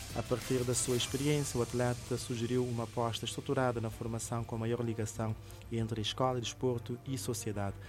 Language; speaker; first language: Portuguese; non-native, local second language; Kabuverdianu